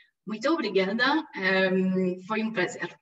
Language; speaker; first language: Portuguese; non-native, fluent; French